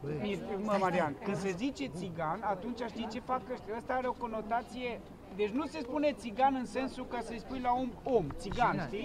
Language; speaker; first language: Romanian; non-native, local second language; Romany